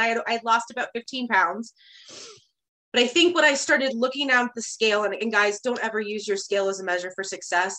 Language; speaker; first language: English; native; English